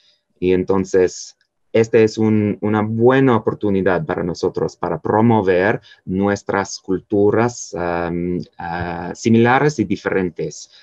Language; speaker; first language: Spanish; non-native, fluent; English